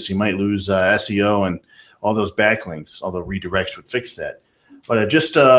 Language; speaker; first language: English; native; English